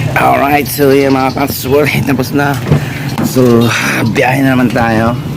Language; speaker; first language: Filipino; native; Filipino